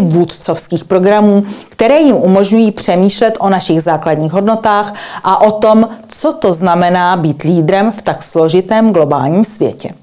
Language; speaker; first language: Czech; native; Czech